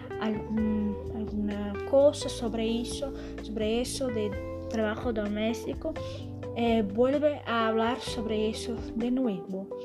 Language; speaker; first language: Spanish; non-native, learner; Portuguese